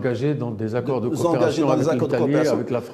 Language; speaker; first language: French; non-native, local second language; Arabic